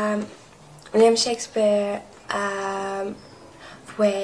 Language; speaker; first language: Spanish; non-native, learner; English